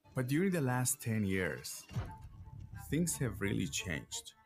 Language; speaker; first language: English; non-native, fluent; Persian